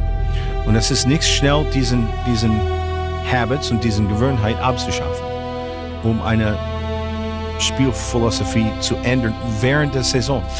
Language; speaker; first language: German; non-native, fluent; English